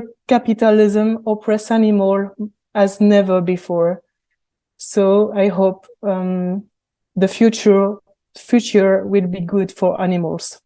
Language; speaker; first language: English; non-native, fluent; French